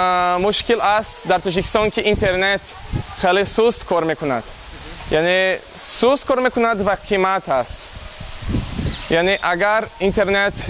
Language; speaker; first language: Persian; non-native, learner; Portuguese